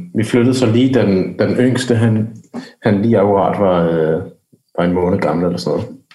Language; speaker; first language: Danish; native; Danish